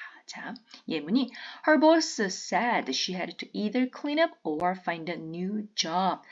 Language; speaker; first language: English; non-native, fluent; Korean